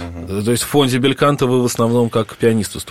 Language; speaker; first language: Russian; native; Russian